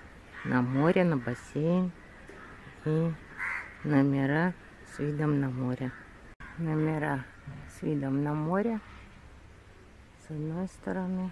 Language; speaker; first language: Russian; native; Russian